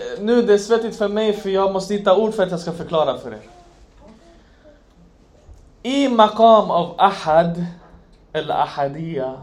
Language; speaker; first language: Swedish; non-native, fluent; Arabic